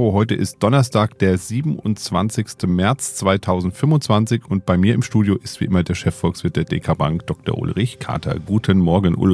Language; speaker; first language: German; native; German